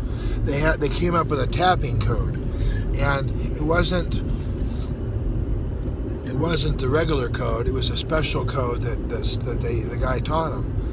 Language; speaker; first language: English; native; English